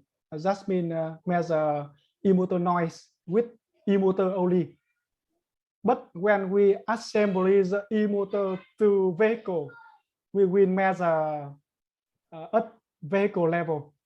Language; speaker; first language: English; non-native, learner; Vietnamese